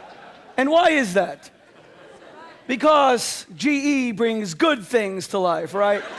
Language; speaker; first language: English; native; English